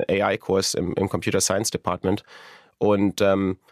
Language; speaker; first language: German; native; German